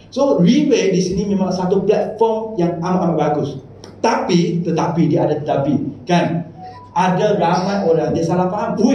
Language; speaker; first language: Malay; non-native, local second language; Chinese